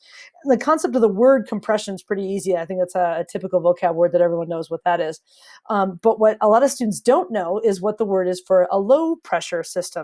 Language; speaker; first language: English; native; English